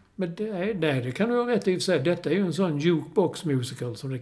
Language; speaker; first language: Swedish; native; Swedish